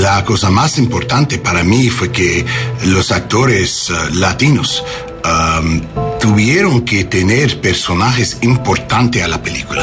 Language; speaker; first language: Spanish; non-native, learner; English